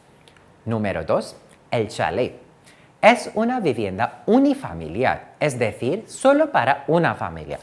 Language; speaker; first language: Spanish; non-native, fluent; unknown